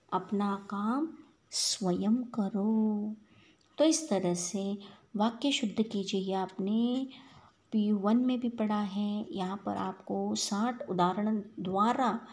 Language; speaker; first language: Hindi; non-native, local second language; Kannada